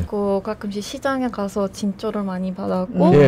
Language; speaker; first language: Korean; non-native, fluent; Persian